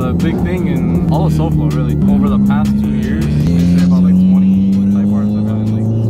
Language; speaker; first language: English; native; English